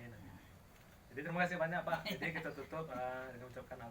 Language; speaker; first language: Indonesian; native; Indonesian